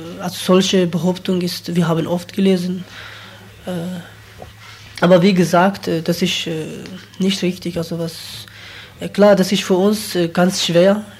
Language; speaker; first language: German; non-native, learner; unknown